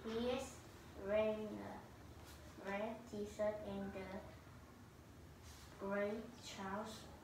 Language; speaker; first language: English; non-native, learner; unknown